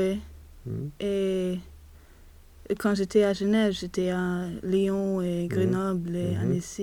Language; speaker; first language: French; non-native, learner; Swedish